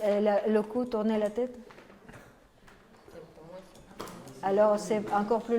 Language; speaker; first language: French; non-native, fluent; Russian